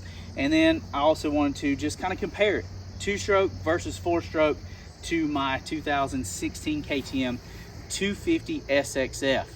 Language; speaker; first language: English; native; English